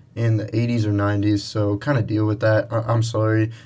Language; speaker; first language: English; native; English